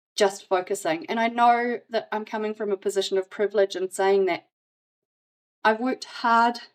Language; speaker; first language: English; native; English